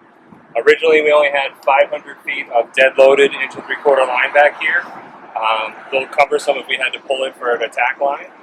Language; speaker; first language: English; native; English